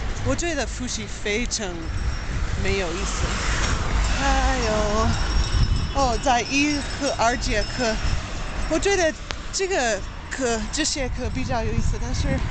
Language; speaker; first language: Chinese; non-native, learner; English